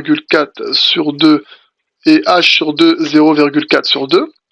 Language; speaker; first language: French; native; French